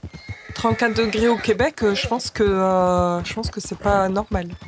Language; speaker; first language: French; native; French